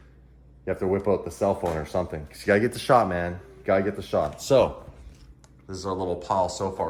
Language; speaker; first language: English; native; English